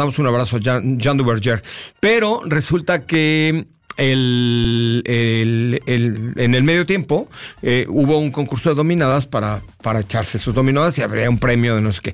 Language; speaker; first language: Spanish; native; Spanish